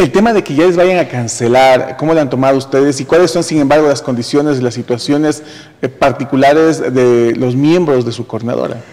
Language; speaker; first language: Spanish; native; Spanish